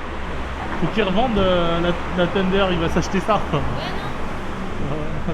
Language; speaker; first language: French; native; French